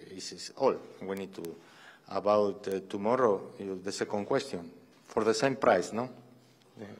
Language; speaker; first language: English; non-native, fluent; Spanish